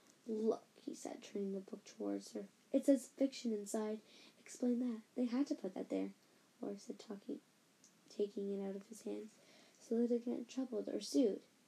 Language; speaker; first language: English; native; English